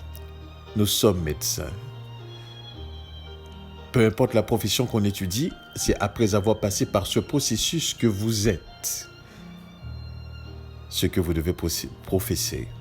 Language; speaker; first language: French; native; French